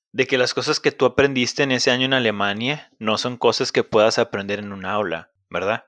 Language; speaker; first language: Spanish; native; Spanish